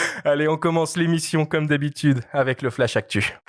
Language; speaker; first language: French; native; French